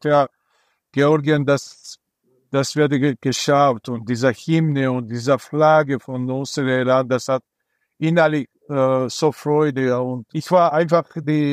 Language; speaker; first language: German; non-native, fluent; Georgian